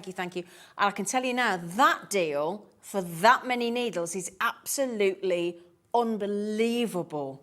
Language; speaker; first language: English; native; English